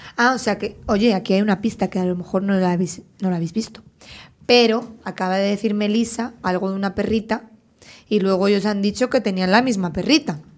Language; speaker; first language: Spanish; native; Spanish